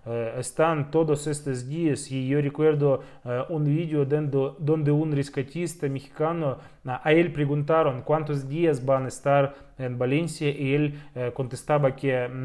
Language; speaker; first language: Spanish; non-native, fluent; Russian